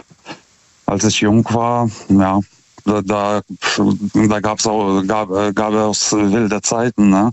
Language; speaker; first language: German; native; German